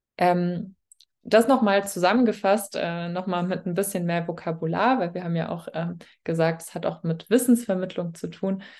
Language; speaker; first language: German; native; German